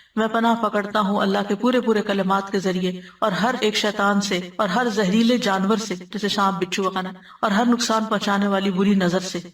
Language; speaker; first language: Urdu; native; Urdu